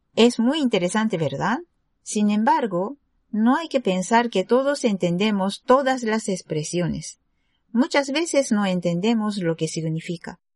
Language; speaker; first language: Spanish; non-native, fluent; Japanese